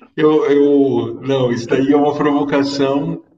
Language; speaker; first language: Portuguese; native; Portuguese